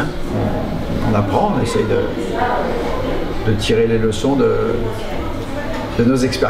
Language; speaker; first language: French; native; French